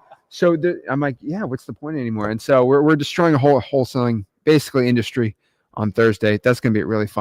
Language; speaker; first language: English; native; English